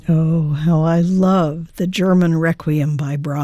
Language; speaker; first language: English; native; English